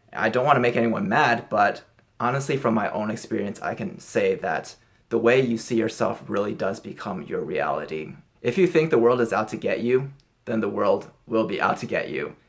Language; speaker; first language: English; early bilingual, other home language; Chinese